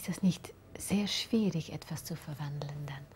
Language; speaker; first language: German; non-native, fluent; Dutch